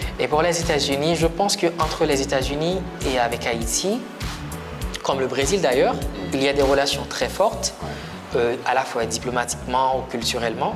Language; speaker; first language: French; non-native, local second language; Haitian Creole